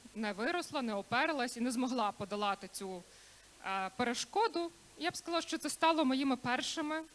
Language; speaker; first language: Ukrainian; native; Ukrainian